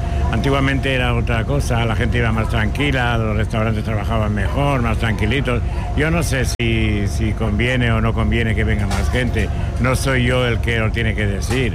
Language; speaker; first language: Spanish; native; Spanish